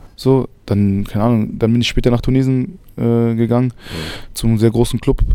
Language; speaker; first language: German; early bilingual, other home language; Arabic